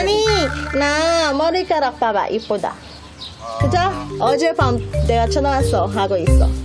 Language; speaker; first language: Korean; non-native, learner; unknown